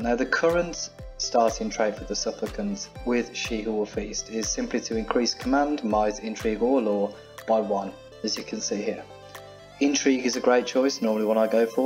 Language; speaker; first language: English; native; English